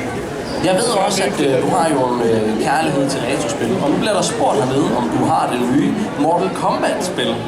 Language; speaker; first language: Danish; native; Danish